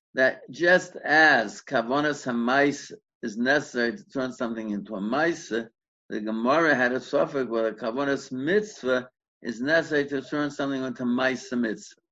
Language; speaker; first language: English; native; English